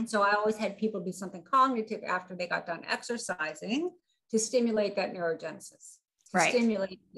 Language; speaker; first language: English; native; English